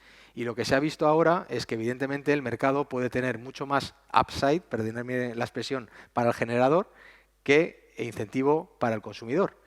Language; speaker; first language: Spanish; native; Spanish